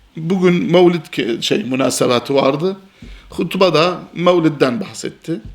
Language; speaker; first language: Turkish; non-native, fluent; Albanian